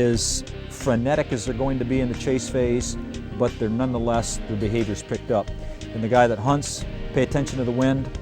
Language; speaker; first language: English; native; English